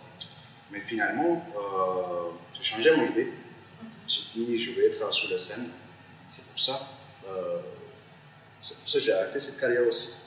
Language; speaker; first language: French; non-native, fluent; Turkish